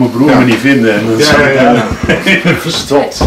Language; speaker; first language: Dutch; native; Dutch